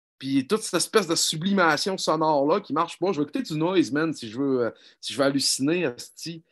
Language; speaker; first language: French; native; French